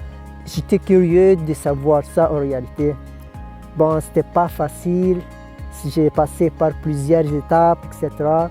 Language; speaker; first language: French; non-native, local second language; Arabic